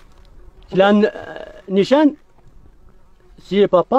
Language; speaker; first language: French; non-native, learner; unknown